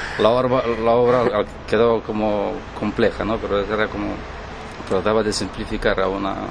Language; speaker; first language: Spanish; non-native, fluent; Romanian